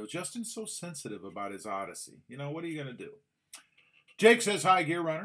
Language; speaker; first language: English; native; English